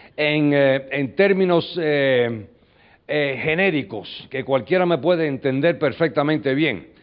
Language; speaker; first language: Spanish; early bilingual, heritage; English